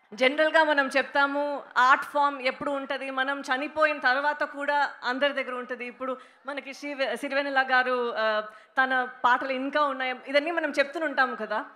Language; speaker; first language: Telugu; non-native, local second language; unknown